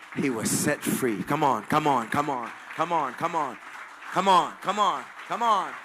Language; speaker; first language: English; non-native, local second language; Filipino